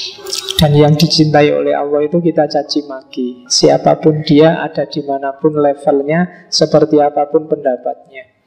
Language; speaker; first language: Indonesian; native; Indonesian